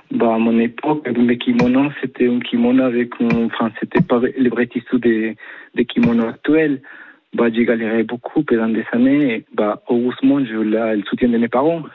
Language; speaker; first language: French; non-native, fluent; Spanish